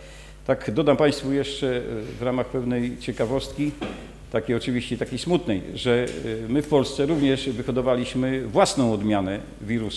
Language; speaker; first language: Polish; native; Polish